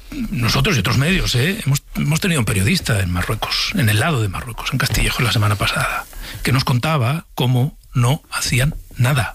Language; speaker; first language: Spanish; native; Spanish